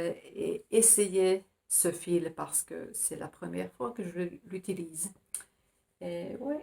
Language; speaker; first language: French; non-native, fluent; Finnish